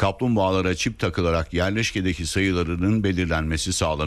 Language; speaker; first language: Turkish; native; Turkish